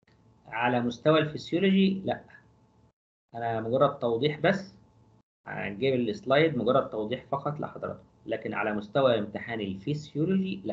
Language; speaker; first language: Arabic; native; Arabic